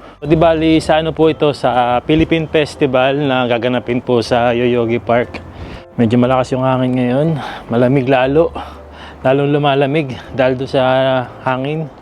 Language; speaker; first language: Filipino; native; Filipino